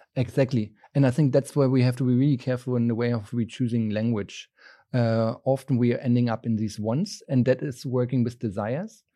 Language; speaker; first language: English; non-native, fluent; German